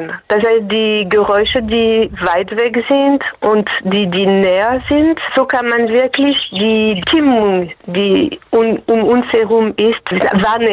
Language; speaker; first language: German; non-native, fluent; French